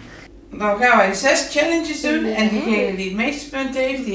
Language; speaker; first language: Dutch; native; Dutch